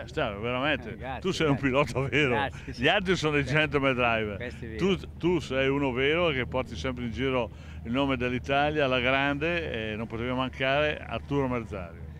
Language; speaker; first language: Italian; native; Italian